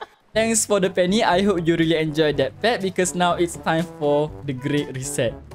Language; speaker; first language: English; non-native, local second language; Malay